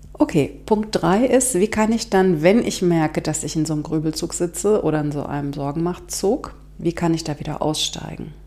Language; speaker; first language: German; native; German